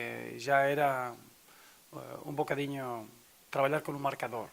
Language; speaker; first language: Portuguese; non-native, fluent; Spanish